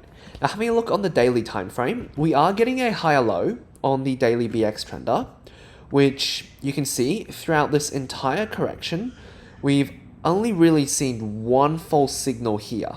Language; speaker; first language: English; native; English